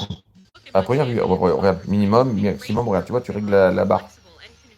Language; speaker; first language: French; native; French